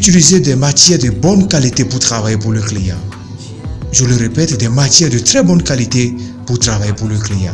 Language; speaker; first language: French; non-native, local second language; Ewe